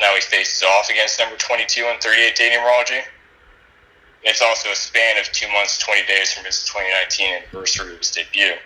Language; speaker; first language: English; native; English